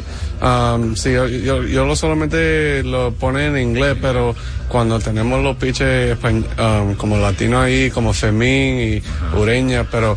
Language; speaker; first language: Spanish; early bilingual, heritage; Spanish